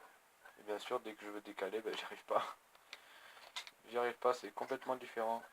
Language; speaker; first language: French; native; French